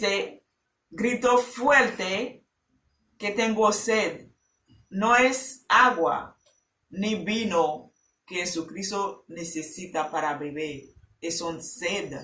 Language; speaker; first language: Spanish; non-native, learner; Haitian Creole